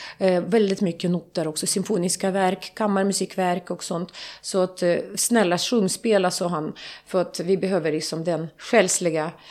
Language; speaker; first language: Swedish; non-native, fluent; Ukrainian